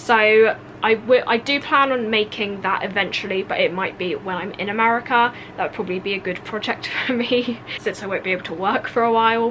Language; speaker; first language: English; native; English